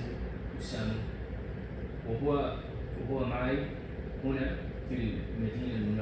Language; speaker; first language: Arabic; non-native, learner; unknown